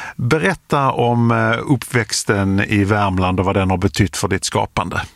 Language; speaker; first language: Swedish; native; Swedish